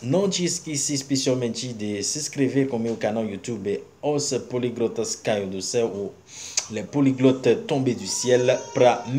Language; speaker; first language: Portuguese; non-native, learner; Haitian Creole